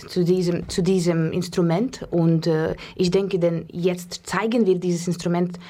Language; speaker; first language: German; non-native, learner; Russian